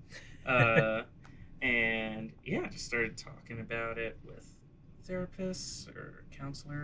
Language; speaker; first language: English; native; English